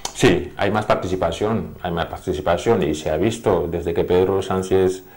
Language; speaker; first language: Spanish; non-native, fluent; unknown